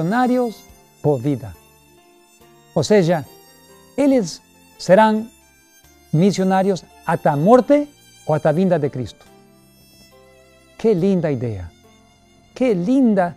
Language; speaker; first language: Spanish; non-native, learner; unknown